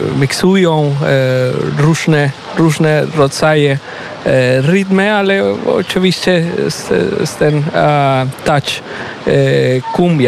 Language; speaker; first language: Polish; non-native, learner; Spanish